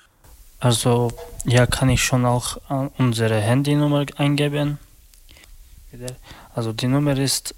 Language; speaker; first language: German; non-native, learner; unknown